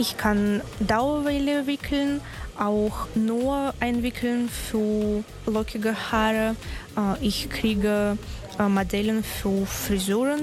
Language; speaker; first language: German; non-native, learner; Russian